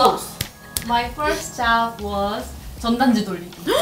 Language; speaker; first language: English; non-native, learner; Korean